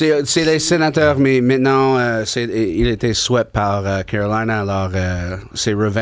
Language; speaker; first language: French; non-native, local second language; English